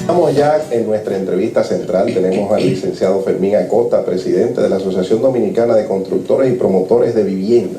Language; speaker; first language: Spanish; native; Spanish